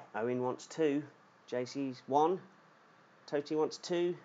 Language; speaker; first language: English; native; English